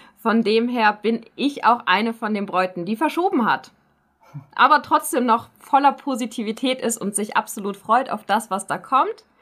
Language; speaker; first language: German; native; German